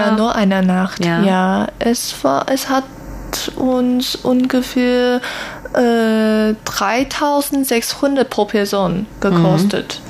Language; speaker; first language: German; non-native, learner; Chinese